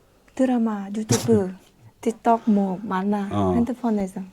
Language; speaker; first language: Korean; non-native, learner; Vietnamese